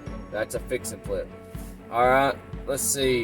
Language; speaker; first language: English; native; English